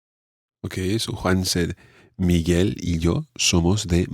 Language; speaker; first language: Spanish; non-native, fluent; English